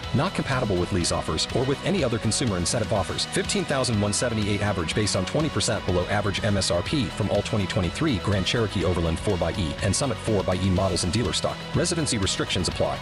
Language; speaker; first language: English; early bilingual, other home language; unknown